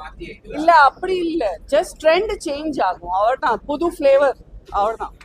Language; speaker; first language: Tamil; non-native, fluent; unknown